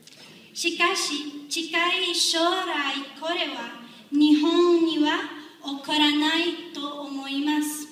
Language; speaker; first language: Japanese; non-native, learner; Spanish